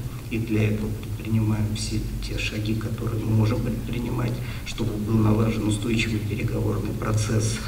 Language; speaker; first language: Russian; native; Russian